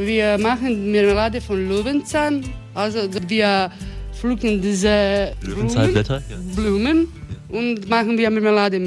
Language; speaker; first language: German; non-native, fluent; Croatian